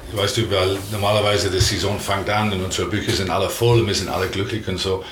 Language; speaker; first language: German; non-native, learner; English